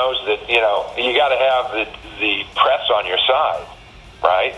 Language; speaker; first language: English; native; English